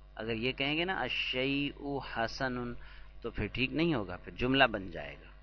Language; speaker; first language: Urdu; native; Urdu